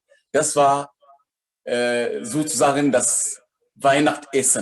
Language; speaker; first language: German; non-native, fluent; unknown